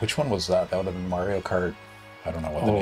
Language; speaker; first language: English; native; English